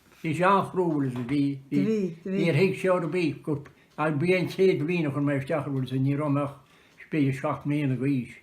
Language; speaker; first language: Irish; native; Irish